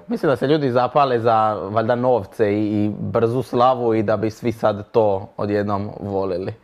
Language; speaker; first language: Croatian; native; Croatian